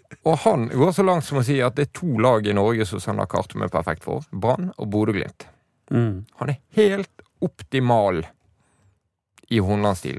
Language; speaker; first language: Norwegian; native; Norwegian